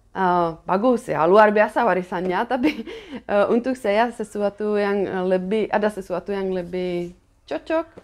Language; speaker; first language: Indonesian; non-native, fluent; Czech